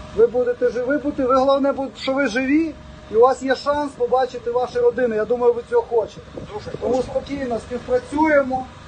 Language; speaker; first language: Ukrainian; native; Ukrainian